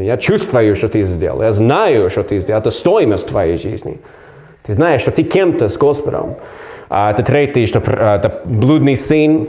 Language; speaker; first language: Russian; non-native, learner; English